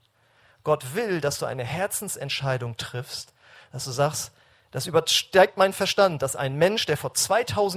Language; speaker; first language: German; native; German